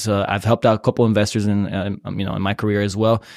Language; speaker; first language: English; native; English